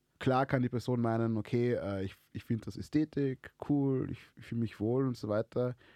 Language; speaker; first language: German; early bilingual, other home language; Swahili